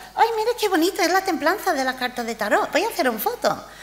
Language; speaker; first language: Spanish; non-native, fluent; English